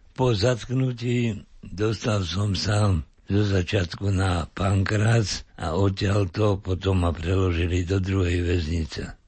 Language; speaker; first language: Slovak; native; Slovak